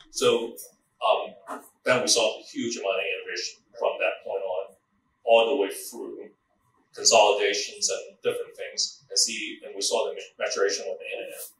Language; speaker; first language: English; non-native, local second language; Cantonese